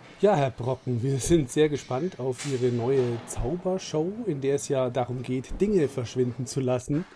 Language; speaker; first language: German; native; German